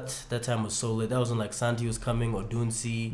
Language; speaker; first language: English; non-native, local second language; Ganda